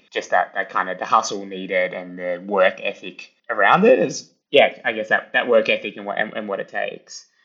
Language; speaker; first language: English; early bilingual, other home language; Italian